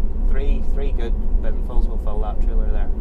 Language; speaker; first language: English; native; English